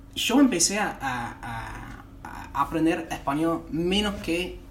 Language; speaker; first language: Spanish; non-native, fluent; English